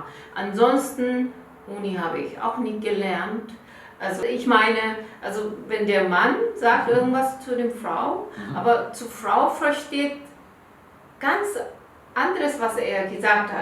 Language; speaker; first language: German; non-native, learner; Korean